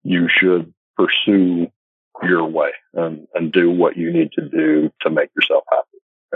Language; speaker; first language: English; native; English